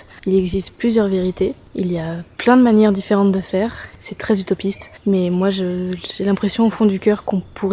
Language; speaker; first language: French; native; French